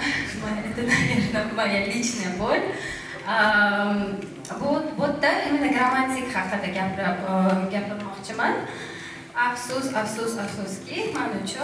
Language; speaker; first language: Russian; non-native, local second language; Uzbek